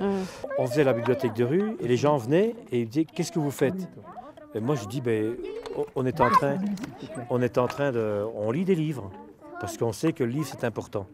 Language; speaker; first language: French; native; French